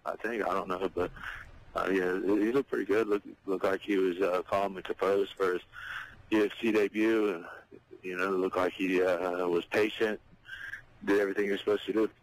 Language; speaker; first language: English; native; English